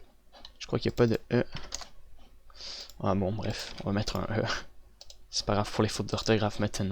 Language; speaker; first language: French; native; French